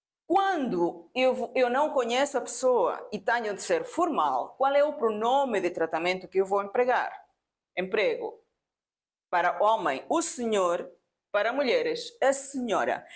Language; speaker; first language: Portuguese; non-native, fluent; Spanish